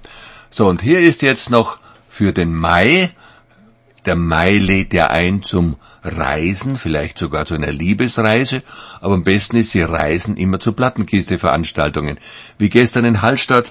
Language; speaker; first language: German; native; German